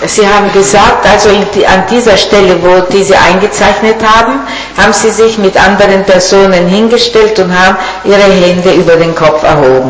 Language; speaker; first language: German; non-native, fluent; Italian